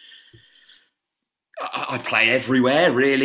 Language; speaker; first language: English; native; English